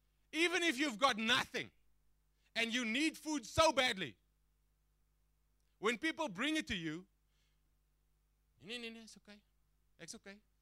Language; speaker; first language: English; non-native, local second language; Afrikaans